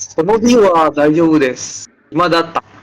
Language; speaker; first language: Japanese; non-native, learner; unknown